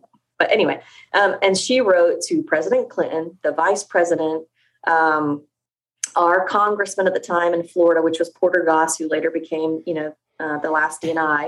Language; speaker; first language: English; native; English